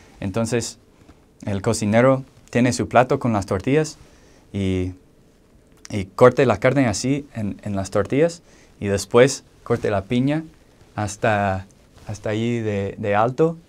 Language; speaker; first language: Spanish; non-native, fluent; English